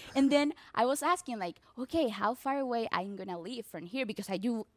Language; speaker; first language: English; non-native, learner; Spanish